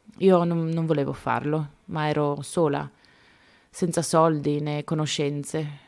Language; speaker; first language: Italian; non-native, fluent; Spanish